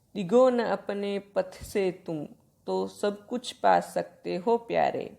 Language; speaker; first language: Hindi; non-native, local second language; Gujarati